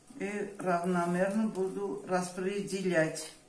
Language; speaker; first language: Russian; non-native, fluent; Armenian